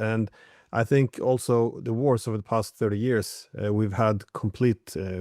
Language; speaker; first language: English; non-native, fluent; Norwegian